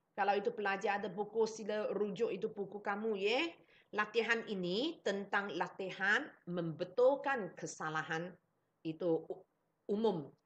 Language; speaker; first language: Malay; non-native, local second language; Chinese